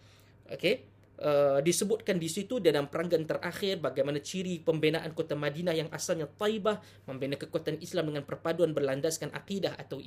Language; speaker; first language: Malay; native; Malay